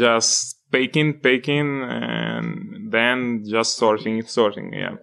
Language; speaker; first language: English; non-native, fluent; Ukrainian